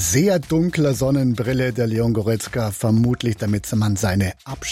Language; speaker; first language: German; native; German